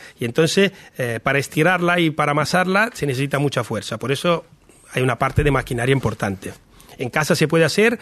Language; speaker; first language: Spanish; non-native, fluent; Italian